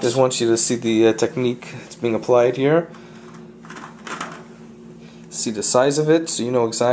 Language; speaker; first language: English; early bilingual, other home language; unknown